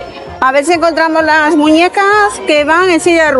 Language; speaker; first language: Spanish; native; Spanish